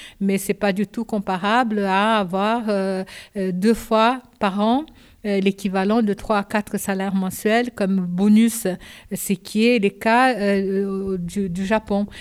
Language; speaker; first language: French; non-native, fluent; Japanese